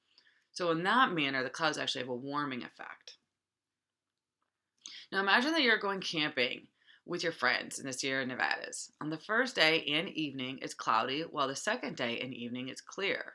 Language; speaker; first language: English; native; English